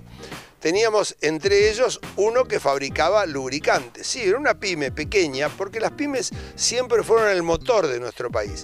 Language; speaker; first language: Spanish; native; Spanish